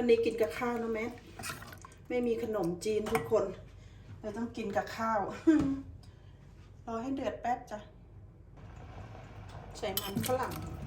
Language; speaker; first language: Thai; native; Thai